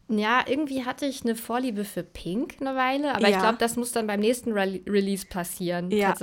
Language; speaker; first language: German; native; German